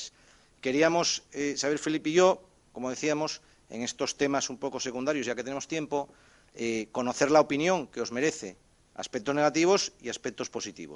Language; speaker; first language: Spanish; native; Spanish